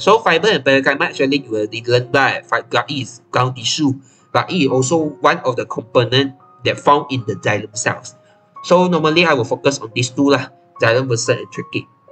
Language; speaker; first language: English; non-native, local second language; Chinese